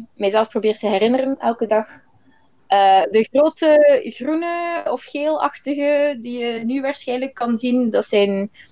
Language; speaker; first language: Dutch; native; Dutch